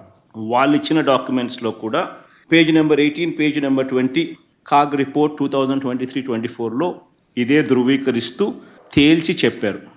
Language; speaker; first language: Telugu; native; Telugu